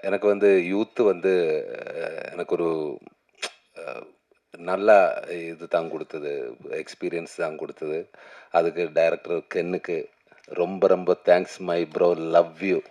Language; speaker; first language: Tamil; non-native, learner; Malayalam